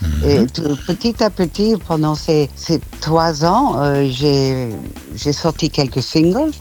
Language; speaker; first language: French; non-native, fluent; English